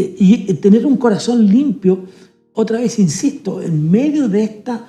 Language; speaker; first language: Spanish; native; Spanish